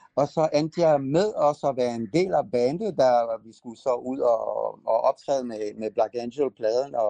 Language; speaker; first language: Danish; non-native, fluent; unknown